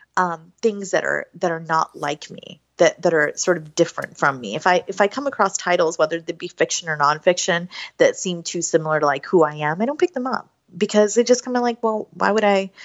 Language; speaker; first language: English; native; English